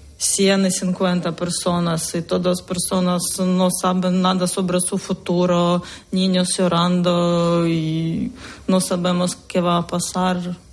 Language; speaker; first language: Spanish; non-native, learner; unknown